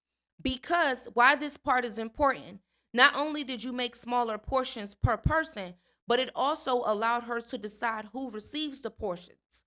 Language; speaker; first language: English; native; English